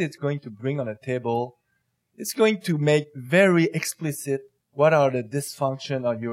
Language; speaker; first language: English; non-native, fluent; French